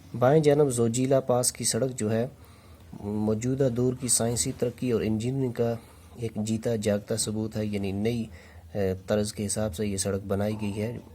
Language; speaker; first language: Urdu; native; Urdu